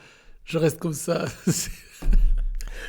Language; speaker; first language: French; non-native, learner; Portuguese